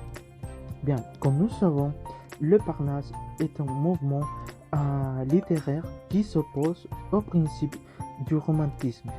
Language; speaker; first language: French; non-native, learner; Spanish